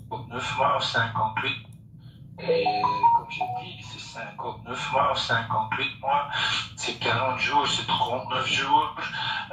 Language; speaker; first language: French; non-native, local second language; Dutch